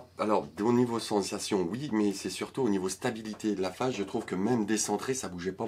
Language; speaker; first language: French; native; French